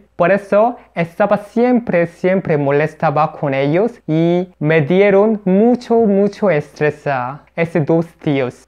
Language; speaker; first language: Spanish; non-native, learner; Korean